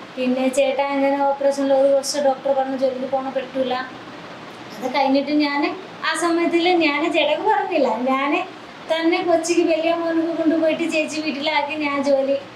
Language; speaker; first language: Malayalam; non-native, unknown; Odia